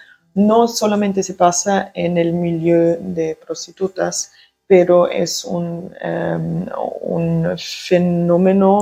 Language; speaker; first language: Spanish; early bilingual, heritage; German